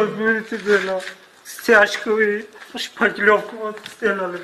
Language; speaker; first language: Russian; non-native, learner; Tajik